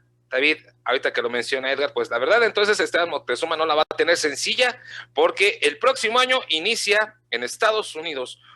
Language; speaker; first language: Spanish; native; Spanish